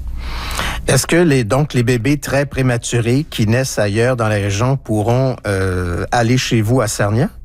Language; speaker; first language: French; native; French